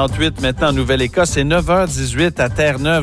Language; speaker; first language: French; native; French